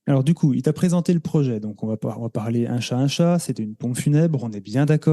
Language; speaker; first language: French; native; French